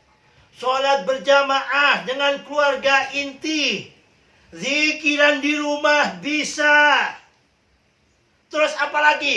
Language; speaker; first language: Indonesian; native; Indonesian